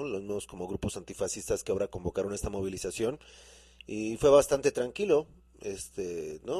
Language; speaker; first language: Spanish; native; Spanish